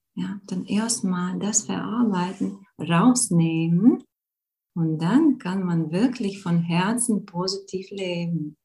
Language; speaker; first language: German; non-native, fluent; Latvian